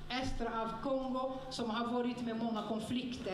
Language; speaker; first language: Swedish; non-native, fluent; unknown